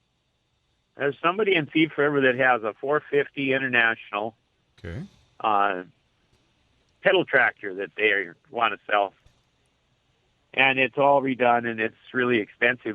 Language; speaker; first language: English; native; English